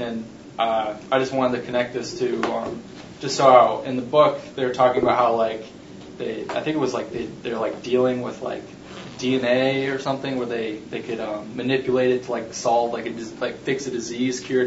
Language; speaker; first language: English; native; English